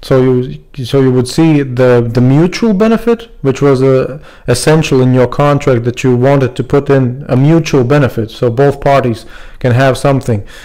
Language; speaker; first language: English; non-native, fluent; Latvian